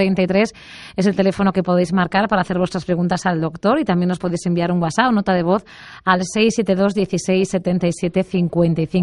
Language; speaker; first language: Spanish; native; Spanish